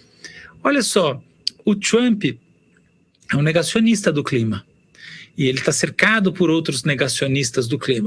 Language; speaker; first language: Portuguese; native; Portuguese